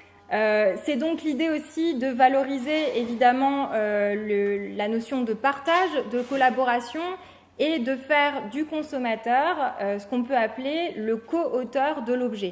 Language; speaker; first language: French; native; French